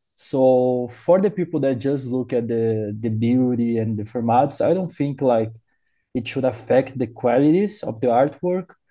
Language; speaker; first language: English; non-native, learner; Portuguese